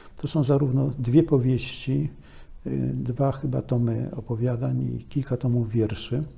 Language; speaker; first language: Polish; native; Polish